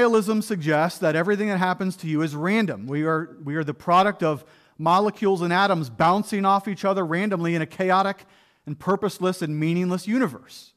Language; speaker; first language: English; native; English